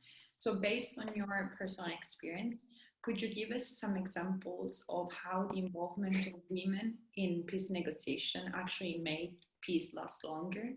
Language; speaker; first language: English; non-native, fluent; Italian